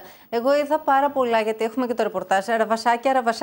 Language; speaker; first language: Greek; native; Greek